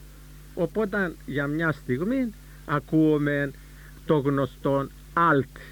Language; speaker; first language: Greek; native; Greek